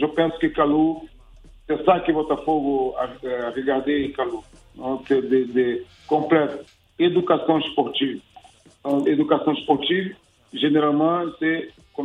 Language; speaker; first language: French; non-native, learner; Portuguese